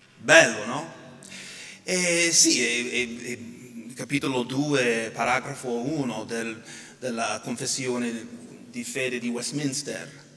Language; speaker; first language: Italian; non-native, fluent; English